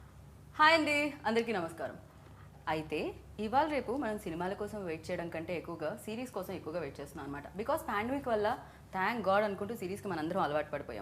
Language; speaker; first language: Telugu; native; Telugu